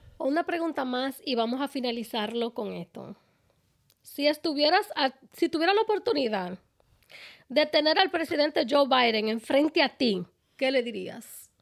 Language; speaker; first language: Spanish; native; Spanish